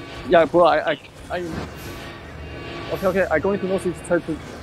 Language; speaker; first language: English; non-native, learner; Chinese